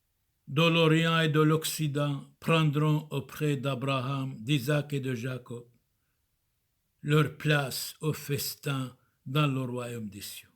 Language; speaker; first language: French; non-native, fluent; Turoyo